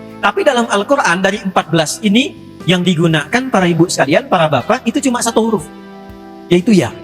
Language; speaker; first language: Indonesian; native; Indonesian